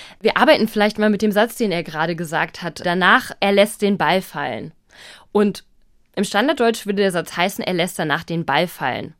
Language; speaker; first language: German; native; German